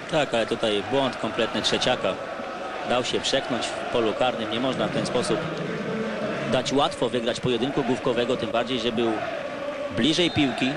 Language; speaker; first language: Polish; native; Polish